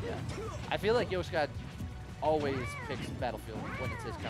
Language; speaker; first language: English; native; English